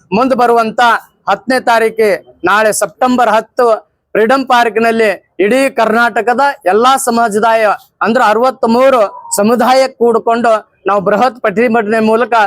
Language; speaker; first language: Kannada; non-native, local second language; Lambadi